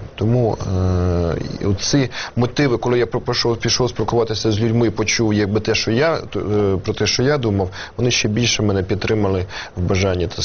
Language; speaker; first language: Ukrainian; native; Ukrainian